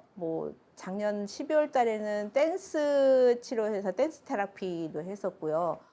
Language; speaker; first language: Korean; native; Korean